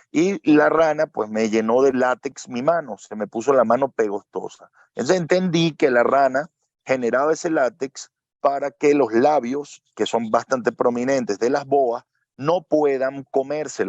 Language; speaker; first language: Spanish; native; Spanish